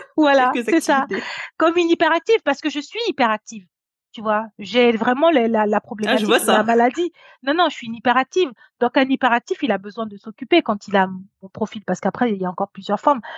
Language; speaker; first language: French; native; French